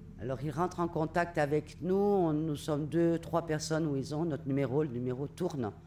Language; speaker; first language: French; native; French